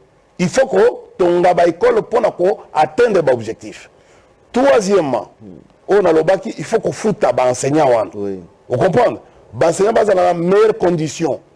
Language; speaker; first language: French; non-native, local second language; Lingala